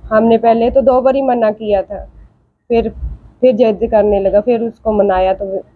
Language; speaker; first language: Hindi; non-native, local second language; Punjabi